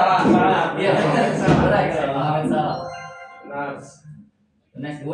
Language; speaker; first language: English; non-native, learner; Indonesian